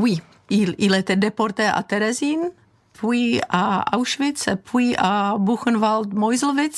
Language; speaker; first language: French; non-native, fluent; Czech